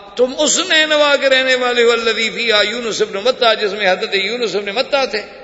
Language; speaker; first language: Urdu; native; Urdu